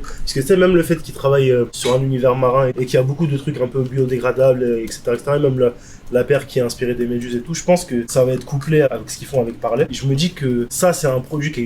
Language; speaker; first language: French; native; French